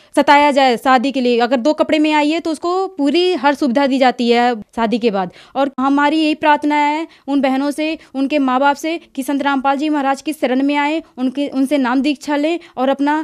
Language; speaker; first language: Hindi; native; Hindi